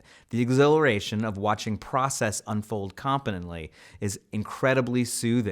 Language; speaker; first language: English; native; English